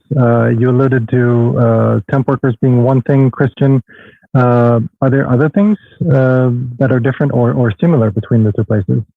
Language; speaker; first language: English; non-native, fluent; Swedish